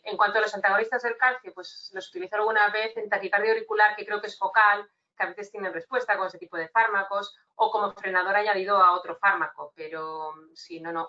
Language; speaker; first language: Spanish; native; Spanish